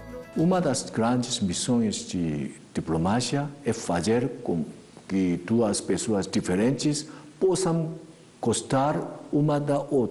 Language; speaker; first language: Portuguese; non-native, learner; Korean